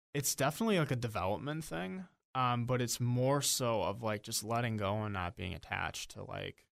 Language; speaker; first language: English; native; English